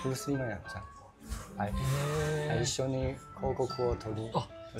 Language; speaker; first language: Japanese; non-native, learner; Chinese